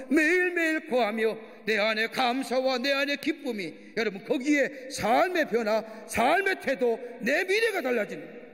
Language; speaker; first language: Korean; native; Korean